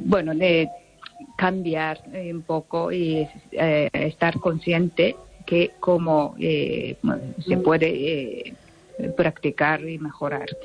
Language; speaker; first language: Spanish; non-native, learner; Japanese